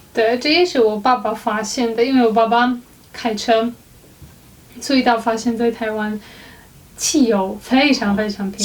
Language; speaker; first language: Chinese; non-native, fluent; Polish